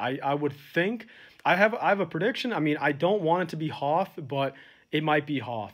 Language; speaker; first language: English; native; English